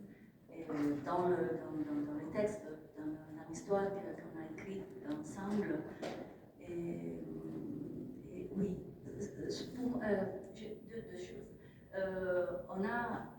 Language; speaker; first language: French; non-native, fluent; Italian